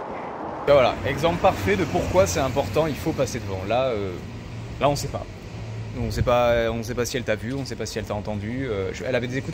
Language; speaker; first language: French; native; French